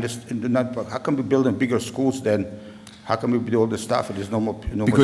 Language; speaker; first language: English; non-native, learner; Serbian